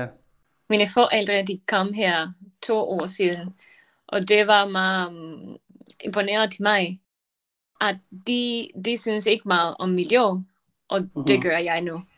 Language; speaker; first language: Danish; non-native, learner; Spanish